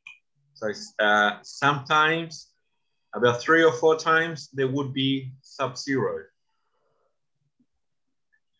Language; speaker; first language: English; non-native, fluent; Spanish